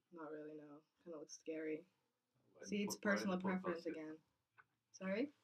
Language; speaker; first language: English; non-native, fluent; Kazakh